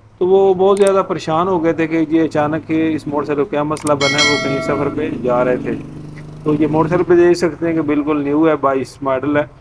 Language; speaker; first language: Urdu; non-native, local second language; Punjabi